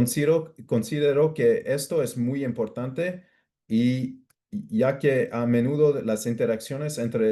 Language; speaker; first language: Spanish; non-native, fluent; English